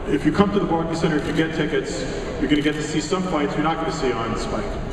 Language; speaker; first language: English; native; English